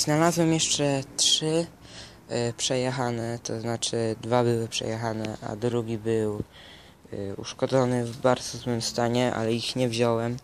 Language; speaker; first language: Polish; early bilingual, heritage; Polish